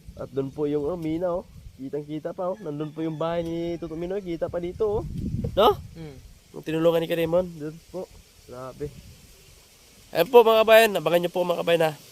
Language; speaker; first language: Filipino; non-native, local second language; Hiligaynon